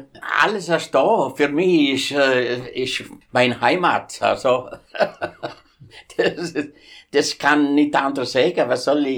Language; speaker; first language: German; non-native, fluent; Italian